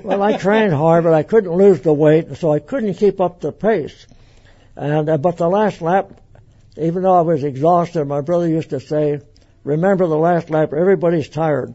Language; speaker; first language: English; native; English